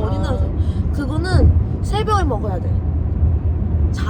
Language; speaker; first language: Korean; non-native, learner; Chinese